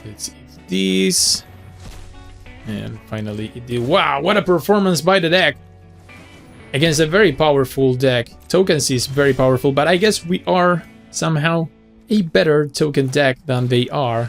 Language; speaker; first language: English; non-native, fluent; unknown